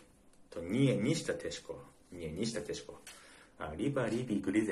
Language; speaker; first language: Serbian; non-native, learner; Japanese